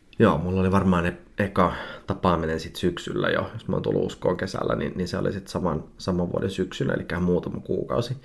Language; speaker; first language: Finnish; early bilingual, heritage; Finnish